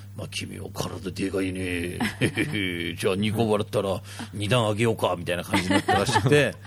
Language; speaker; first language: Japanese; non-native, fluent; Danish